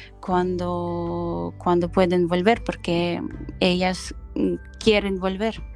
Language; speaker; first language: Spanish; non-native, fluent; Ukrainian